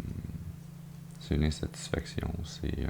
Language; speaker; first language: French; native; French